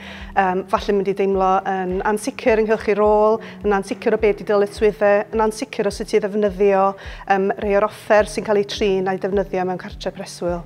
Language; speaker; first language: Welsh; native; Welsh